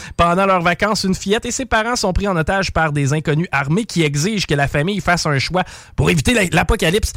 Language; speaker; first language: French; native; French